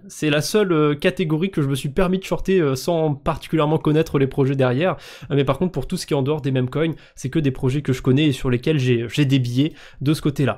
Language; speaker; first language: French; native; French